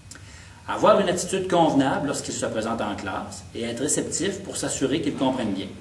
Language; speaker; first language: French; native; French